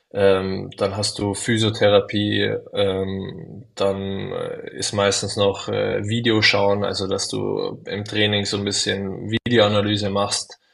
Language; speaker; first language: German; native; German